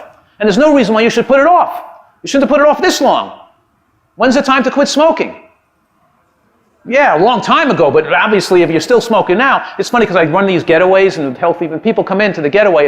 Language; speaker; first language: English; native; English